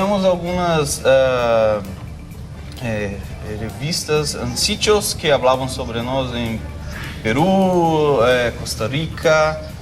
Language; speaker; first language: Spanish; non-native, learner; Portuguese